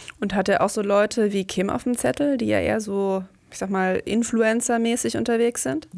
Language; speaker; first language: German; native; German